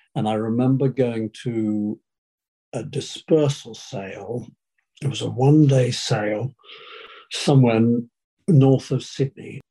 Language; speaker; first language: English; native; English